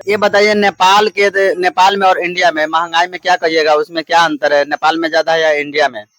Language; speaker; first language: Hindi; native; Hindi